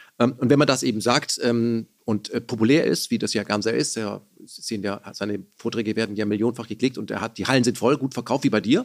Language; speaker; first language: German; early bilingual, other home language; Persian